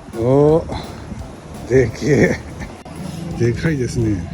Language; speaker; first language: Japanese; native; Japanese